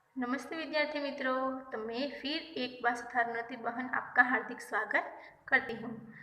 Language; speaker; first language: Hindi; non-native, local second language; Gujarati